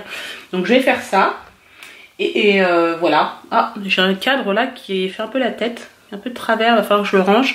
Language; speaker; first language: French; native; French